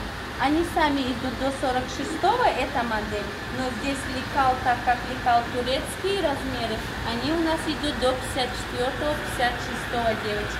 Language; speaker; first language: Russian; non-native, local second language; Tajik